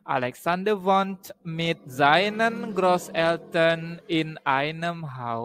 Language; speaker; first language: German; non-native, learner; Indonesian